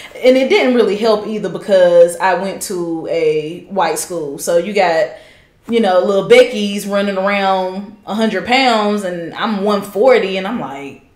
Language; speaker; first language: English; native; English